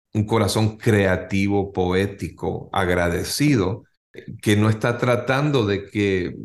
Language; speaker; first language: Spanish; native; Spanish